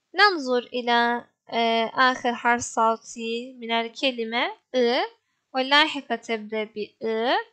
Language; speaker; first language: Arabic; non-native, fluent; Turkish